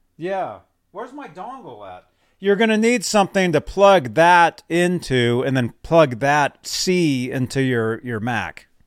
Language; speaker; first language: English; native; English